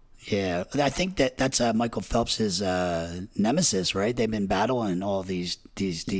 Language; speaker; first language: English; native; English